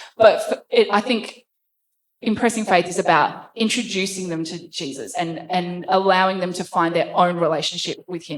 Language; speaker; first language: English; native; English